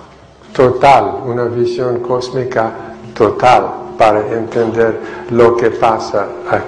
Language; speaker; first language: Spanish; non-native, fluent; English